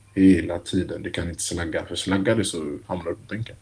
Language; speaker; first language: Swedish; early bilingual, other home language; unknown